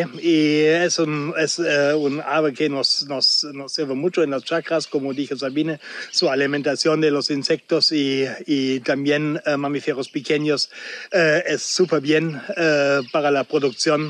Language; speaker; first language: Spanish; non-native, local second language; German